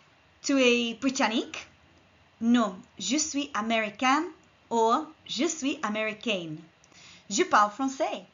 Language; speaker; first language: French; non-native, fluent; English